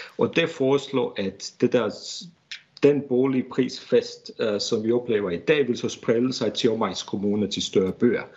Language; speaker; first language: Danish; non-native, fluent; Bosnian